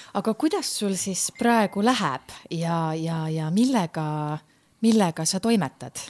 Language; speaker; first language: Estonian; native; Estonian